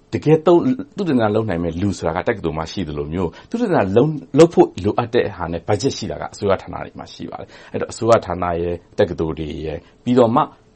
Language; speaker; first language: Burmese; native; Burmese